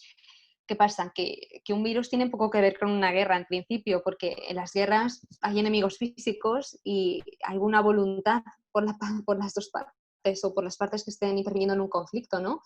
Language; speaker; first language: Spanish; native; Spanish